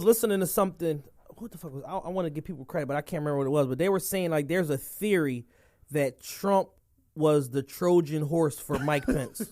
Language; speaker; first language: English; native; English